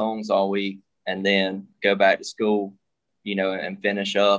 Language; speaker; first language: English; native; English